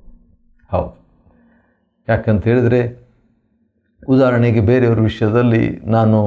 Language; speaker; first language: Kannada; native; Kannada